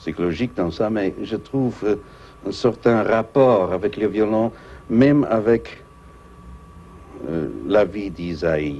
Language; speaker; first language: French; non-native, fluent; English